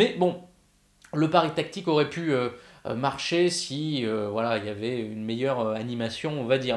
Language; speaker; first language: French; native; French